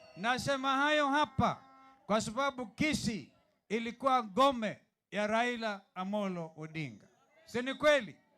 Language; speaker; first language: Swahili; non-native, local second language; Gusii